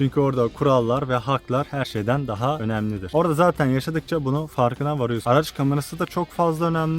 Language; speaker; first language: Turkish; native; Turkish